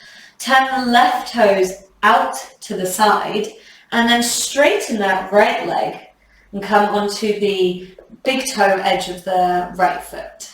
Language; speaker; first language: English; native; English